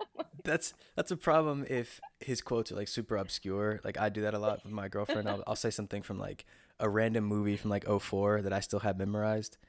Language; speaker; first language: English; native; English